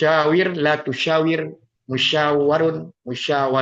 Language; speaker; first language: Arabic; non-native, learner; Indonesian